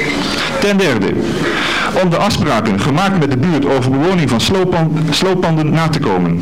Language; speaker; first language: Dutch; native; Dutch